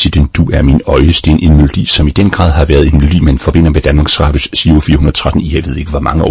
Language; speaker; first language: Danish; native; Danish